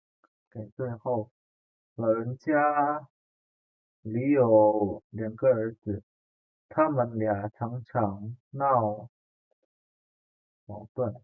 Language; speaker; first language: Chinese; non-native, fluent; Indonesian